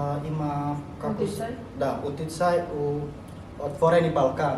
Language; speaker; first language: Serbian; non-native, learner; Indonesian